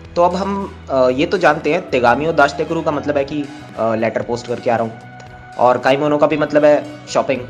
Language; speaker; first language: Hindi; native; Hindi